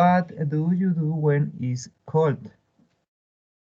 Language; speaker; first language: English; non-native, learner; Spanish